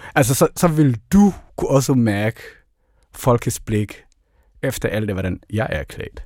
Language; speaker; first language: Danish; early bilingual, other home language; Somali